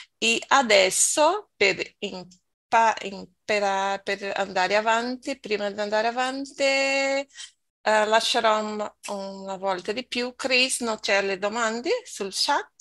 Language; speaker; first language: Italian; non-native, learner; Portuguese